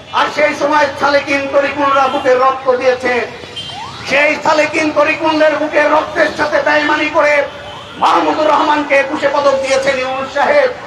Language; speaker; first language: Bangla; native; Bangla